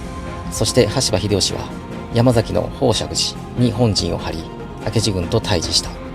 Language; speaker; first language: Japanese; native; Japanese